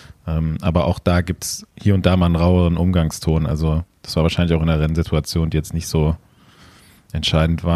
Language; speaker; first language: German; native; German